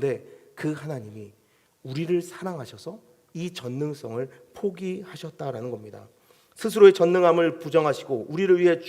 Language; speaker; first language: Korean; native; Korean